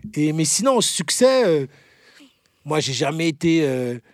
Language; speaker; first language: French; native; French